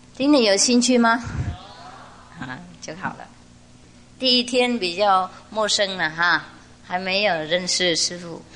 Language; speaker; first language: Chinese; non-native, fluent; Vietnamese